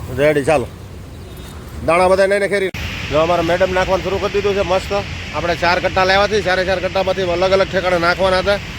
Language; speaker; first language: Gujarati; native; Gujarati